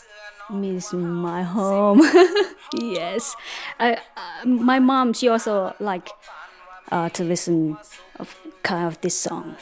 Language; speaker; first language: English; non-native, learner; Thai